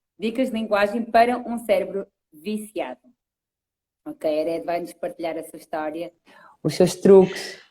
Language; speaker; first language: Portuguese; native; Portuguese